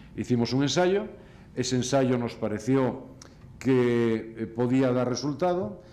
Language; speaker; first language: Spanish; native; Spanish